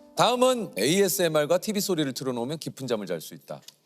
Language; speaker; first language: Korean; native; Korean